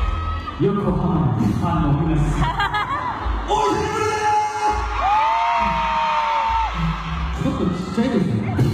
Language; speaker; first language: Japanese; non-native, learner; Korean